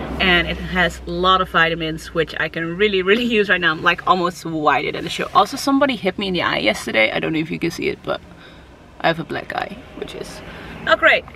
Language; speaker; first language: English; non-native, fluent; Dutch